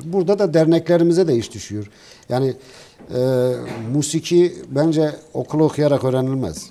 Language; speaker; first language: Turkish; native; Turkish